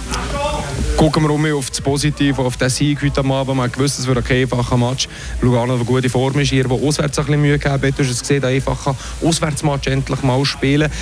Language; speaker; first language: German; native; German